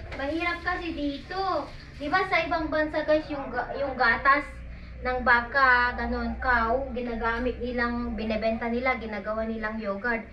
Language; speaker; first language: Filipino; non-native, local second language; Iloko